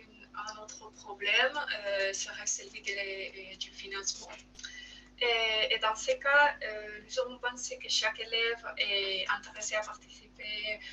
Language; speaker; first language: French; non-native, learner; Spanish